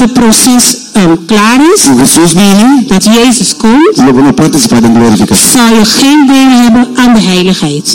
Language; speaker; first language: Dutch; non-native, fluent; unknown